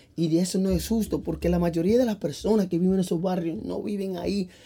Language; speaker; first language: Spanish; early bilingual, heritage; Spanish